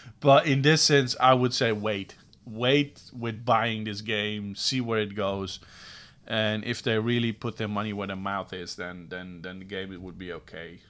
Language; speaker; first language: English; non-native, fluent; Dutch